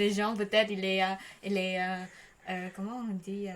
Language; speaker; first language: French; non-native, learner; Khmer